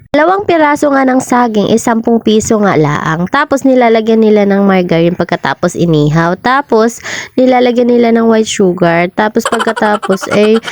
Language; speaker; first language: Filipino; non-native, local second language; Cebuano